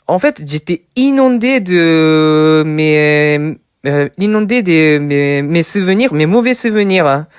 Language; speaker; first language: French; non-native, fluent; Japanese